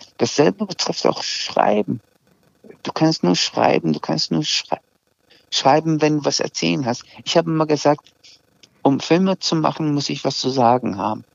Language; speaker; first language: German; early bilingual, other home language; Azerbaijani